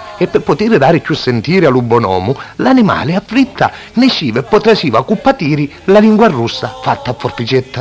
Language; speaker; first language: Italian; native; Italian